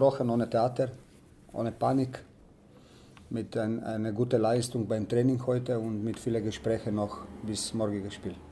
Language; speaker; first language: German; non-native, learner; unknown